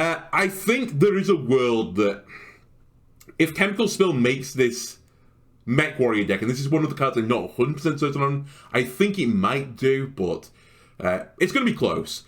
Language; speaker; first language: English; native; English